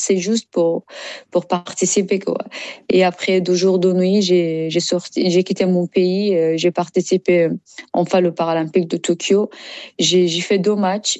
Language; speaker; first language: French; non-native, learner; Persian